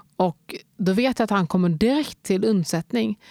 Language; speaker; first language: Swedish; native; Swedish